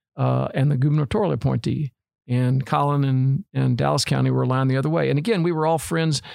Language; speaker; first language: English; native; English